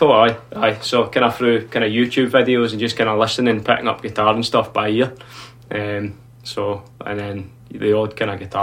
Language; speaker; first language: English; native; English